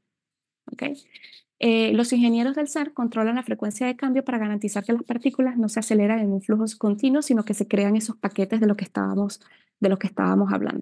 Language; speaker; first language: Spanish; native; Spanish